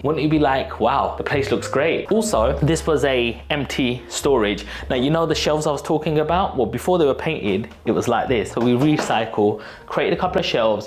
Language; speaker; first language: English; native; English